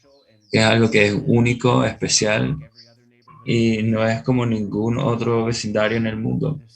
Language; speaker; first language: Spanish; non-native, fluent; English